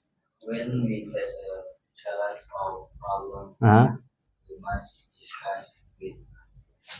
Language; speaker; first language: English; non-native, learner; Indonesian